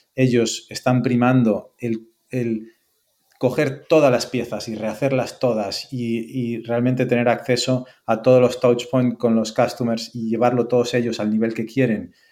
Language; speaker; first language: Spanish; native; Spanish